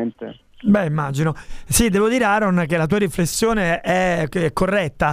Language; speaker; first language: Italian; native; Italian